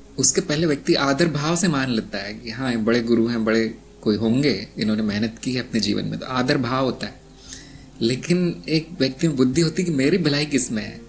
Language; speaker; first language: Hindi; native; Hindi